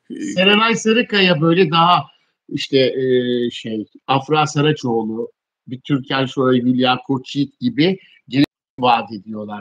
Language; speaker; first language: Turkish; native; Turkish